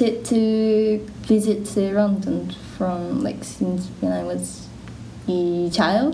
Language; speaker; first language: English; non-native, learner; Japanese